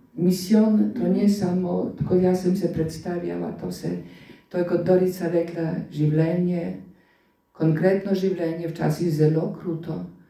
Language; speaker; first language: Polish; native; Polish